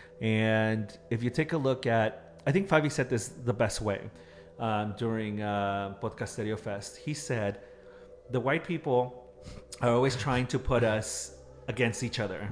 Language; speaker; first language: English; early bilingual, other home language; Spanish